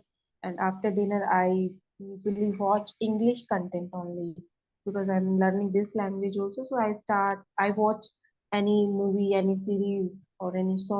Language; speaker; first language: English; non-native, learner; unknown